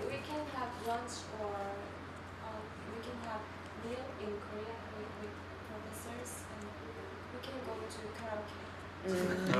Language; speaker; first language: English; non-native, learner; Korean